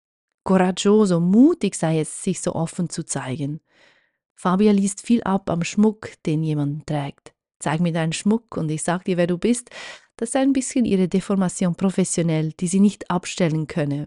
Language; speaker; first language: German; native; German